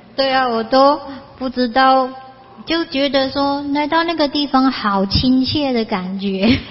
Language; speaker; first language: Chinese; native; Chinese